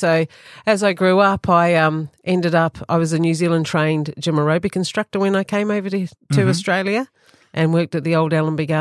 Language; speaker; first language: English; native; English